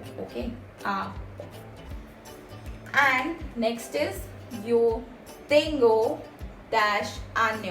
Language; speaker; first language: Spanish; non-native, fluent; Hindi